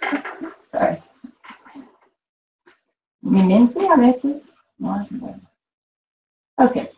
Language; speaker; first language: Spanish; non-native, learner; English